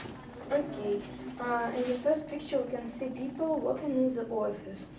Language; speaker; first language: English; non-native, learner; Russian